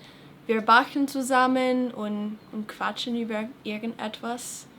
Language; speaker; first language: German; non-native, fluent; English